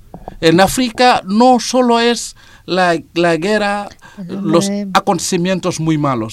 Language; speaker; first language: Spanish; non-native, fluent; Serer